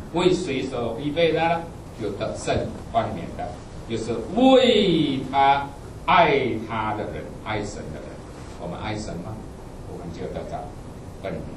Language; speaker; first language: Chinese; non-native, fluent; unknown